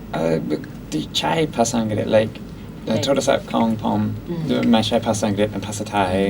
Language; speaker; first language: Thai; non-native, learner; English